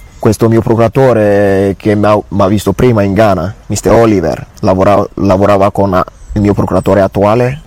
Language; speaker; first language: Italian; non-native, fluent; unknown